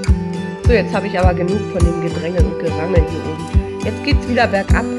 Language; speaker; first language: German; native; German